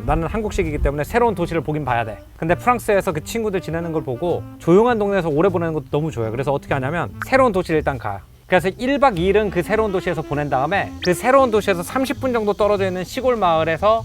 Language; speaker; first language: Korean; native; Korean